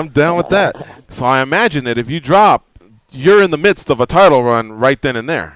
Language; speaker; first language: English; native; English